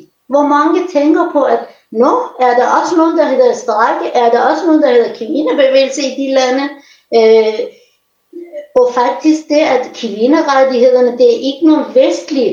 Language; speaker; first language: Danish; non-native, fluent; Persian